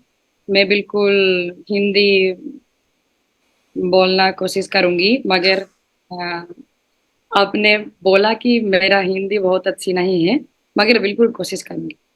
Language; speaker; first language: Hindi; non-native, learner; Spanish